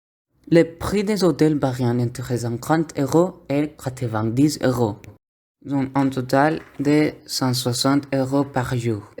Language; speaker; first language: French; non-native, learner; Spanish